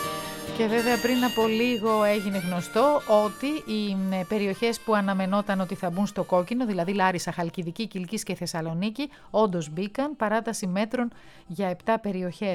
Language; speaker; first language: Greek; native; Greek